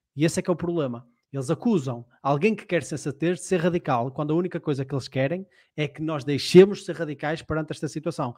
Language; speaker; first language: Portuguese; native; Portuguese